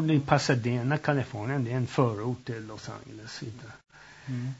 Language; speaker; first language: Swedish; early bilingual, heritage; Swedish